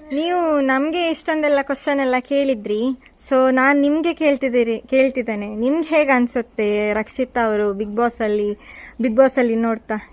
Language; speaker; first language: Kannada; non-native, local second language; Tulu